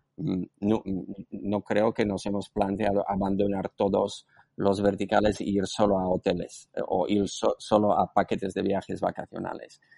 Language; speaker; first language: Spanish; non-native, fluent; Slovak